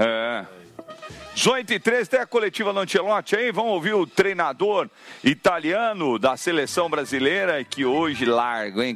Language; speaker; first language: Portuguese; native; Portuguese